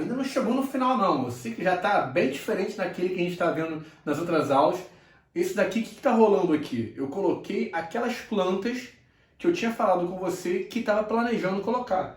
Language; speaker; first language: Portuguese; native; Portuguese